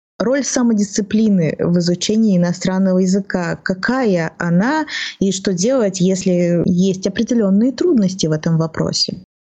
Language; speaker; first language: Russian; native; Russian